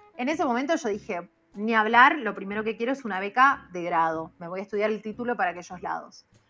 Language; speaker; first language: Spanish; native; Spanish